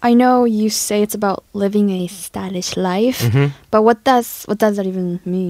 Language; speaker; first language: English; early bilingual, other home language; Korean